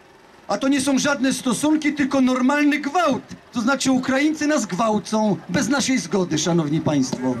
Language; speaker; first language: Polish; native; Polish